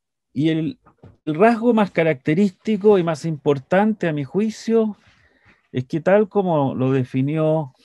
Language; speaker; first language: Spanish; native; Spanish